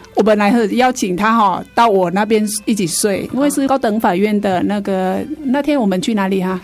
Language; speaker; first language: Chinese; non-native, fluent; Vietnamese